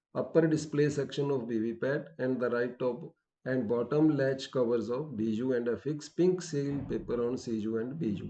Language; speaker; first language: English; non-native, local second language; Punjabi